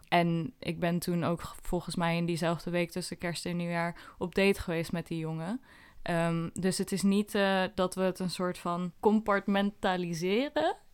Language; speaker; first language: Dutch; early bilingual, other home language; Indonesian